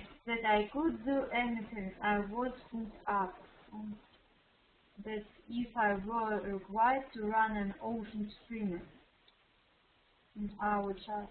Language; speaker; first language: English; non-native, learner; Russian